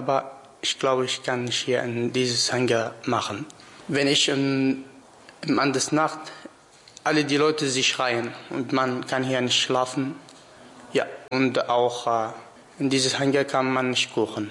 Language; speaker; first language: German; non-native, learner; Arabic